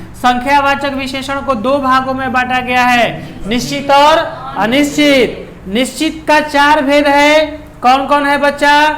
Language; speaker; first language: Hindi; non-native, local second language; Bhojpuri